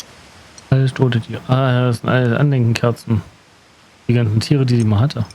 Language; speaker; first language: German; native; German